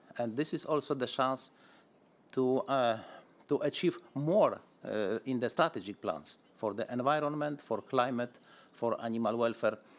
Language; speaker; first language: English; non-native, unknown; Polish